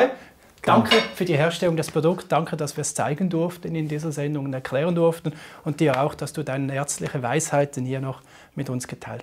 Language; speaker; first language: German; native; German